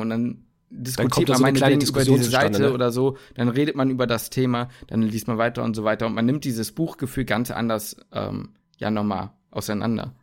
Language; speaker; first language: German; native; German